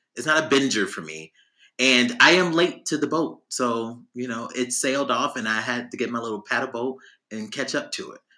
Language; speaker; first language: English; native; English